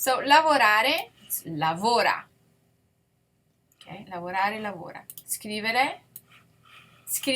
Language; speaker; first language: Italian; non-native, fluent; English